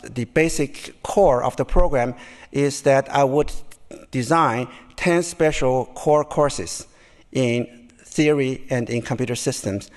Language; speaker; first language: English; non-native, fluent; Chinese